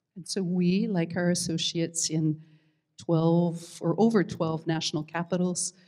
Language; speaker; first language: English; native; English